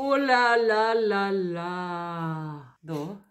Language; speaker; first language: French; non-native, fluent; Japanese